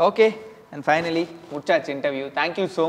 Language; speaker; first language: Tamil; native; Tamil